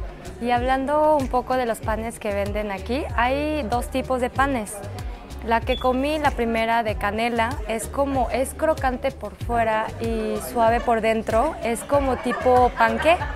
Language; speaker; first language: Spanish; non-native, fluent; Korean